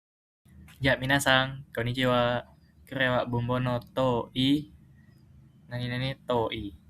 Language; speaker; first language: Japanese; non-native, fluent; Indonesian